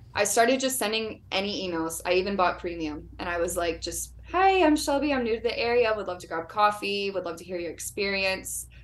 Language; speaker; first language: English; native; English